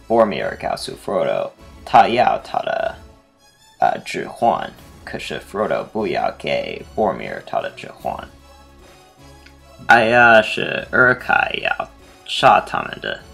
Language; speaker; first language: Chinese; non-native, learner; English